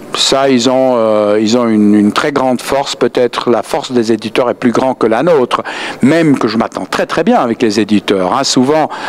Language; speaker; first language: French; native; French